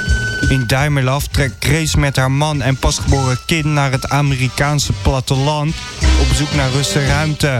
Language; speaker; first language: Dutch; native; Dutch